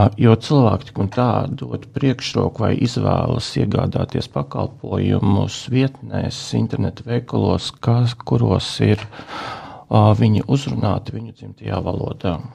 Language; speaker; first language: Latvian; non-native, local second language; Russian